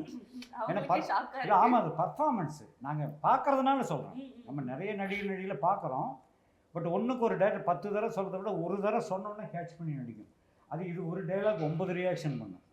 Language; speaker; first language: Tamil; native; Tamil